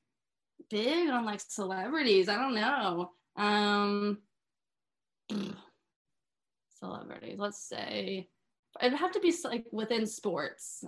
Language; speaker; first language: English; native; English